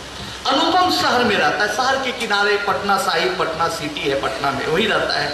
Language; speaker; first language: Hindi; native; Hindi